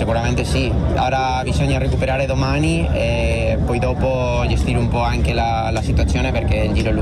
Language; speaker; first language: Italian; non-native, fluent; Spanish